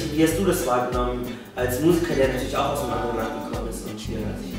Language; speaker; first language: German; native; German